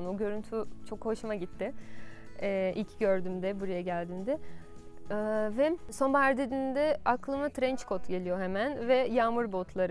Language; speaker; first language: Turkish; non-native, fluent; Portuguese